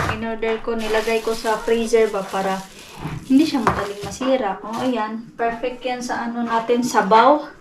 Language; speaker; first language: Filipino; non-native, local second language; Cebuano